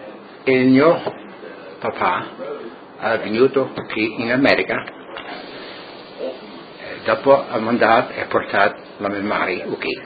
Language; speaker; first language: Italian; early bilingual, heritage; Friulian